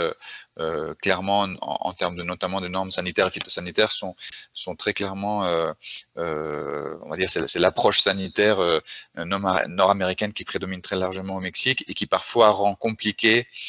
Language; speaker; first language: French; native; French